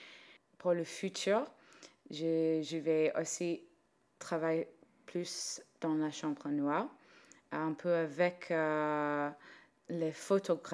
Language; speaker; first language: French; non-native, learner; English